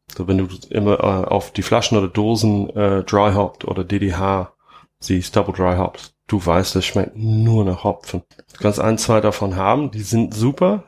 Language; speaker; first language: German; non-native, fluent; English